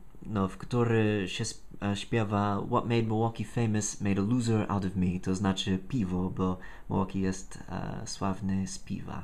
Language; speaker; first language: Polish; non-native, fluent; English